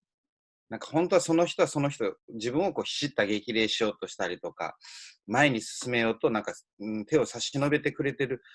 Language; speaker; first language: Japanese; native; Japanese